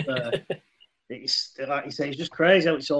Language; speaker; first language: English; native; English